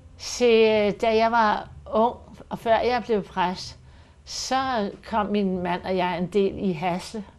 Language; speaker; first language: Danish; native; Danish